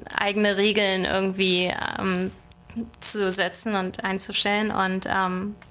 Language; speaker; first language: German; native; German